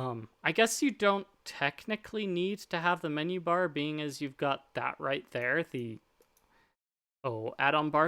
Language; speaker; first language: English; native; English